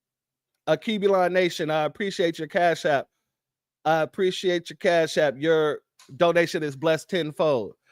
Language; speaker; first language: English; native; English